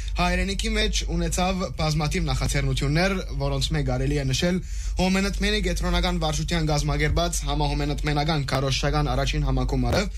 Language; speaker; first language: Armenian; native; Armenian